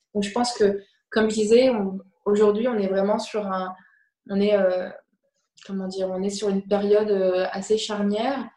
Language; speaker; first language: French; native; French